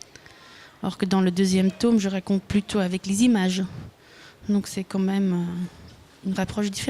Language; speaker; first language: French; non-native, local second language; Dutch